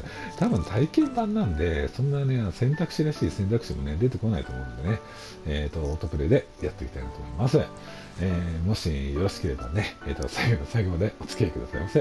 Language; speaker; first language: Japanese; native; Japanese